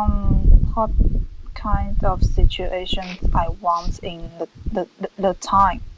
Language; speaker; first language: English; non-native, learner; Chinese